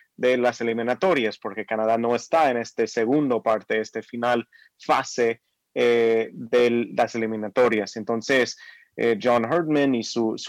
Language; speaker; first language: Spanish; non-native, fluent; English